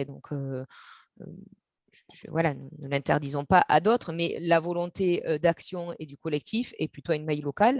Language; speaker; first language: French; native; French